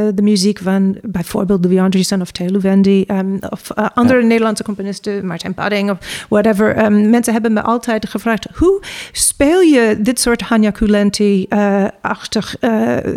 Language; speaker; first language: Dutch; non-native, fluent; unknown